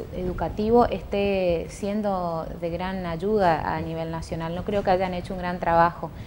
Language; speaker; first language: Spanish; native; Spanish